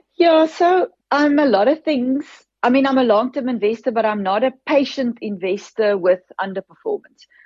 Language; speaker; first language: English; non-native, local second language; Afrikaans